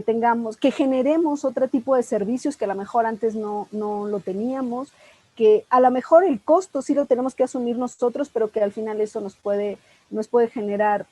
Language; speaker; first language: Spanish; native; Spanish